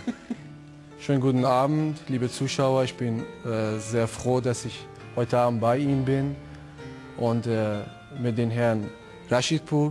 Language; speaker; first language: German; non-native, fluent; Persian